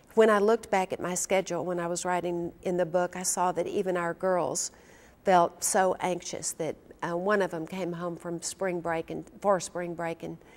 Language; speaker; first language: English; native; English